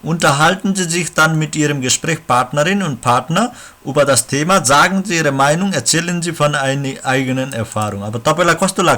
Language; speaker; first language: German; non-native, learner; Nepali